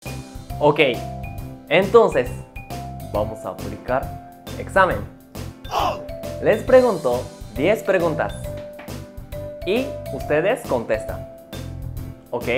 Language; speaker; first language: Spanish; non-native, fluent; Japanese